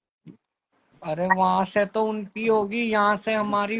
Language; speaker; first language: Hindi; native; Hindi